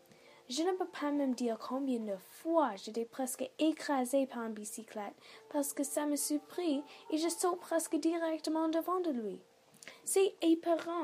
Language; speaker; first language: French; non-native, learner; English